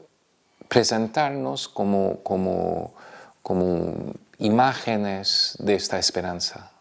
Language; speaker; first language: Spanish; non-native, fluent; French